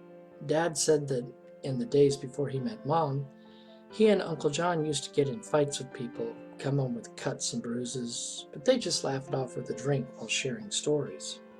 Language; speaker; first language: English; native; English